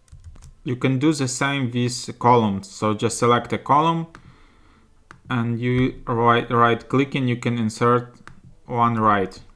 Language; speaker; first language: English; non-native, fluent; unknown